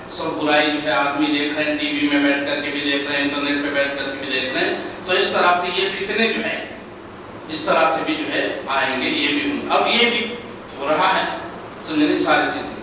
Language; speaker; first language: Urdu; native; Urdu